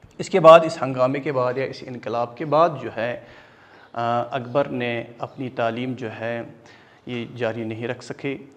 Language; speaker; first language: Urdu; non-native, local second language; Kashmiri